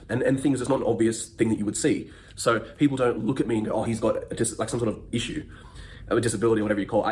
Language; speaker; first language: English; native; English